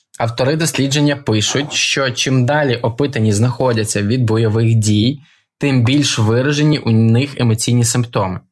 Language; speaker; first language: Ukrainian; non-native, local second language; Russian